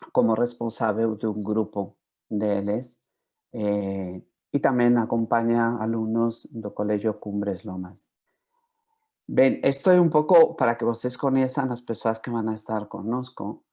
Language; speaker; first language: Portuguese; non-native, fluent; Spanish